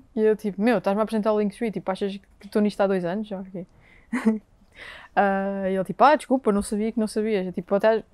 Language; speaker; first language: Portuguese; native; Portuguese